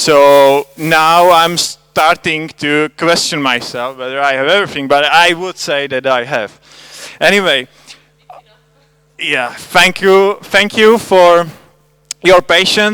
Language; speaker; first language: English; non-native, fluent; Czech